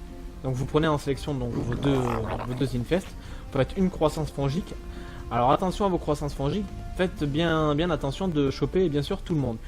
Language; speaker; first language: French; native; French